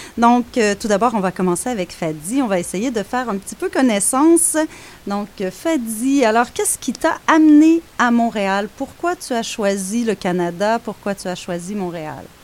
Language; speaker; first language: French; native; French